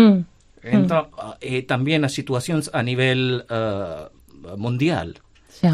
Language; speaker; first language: Galician; non-native, fluent; Hindi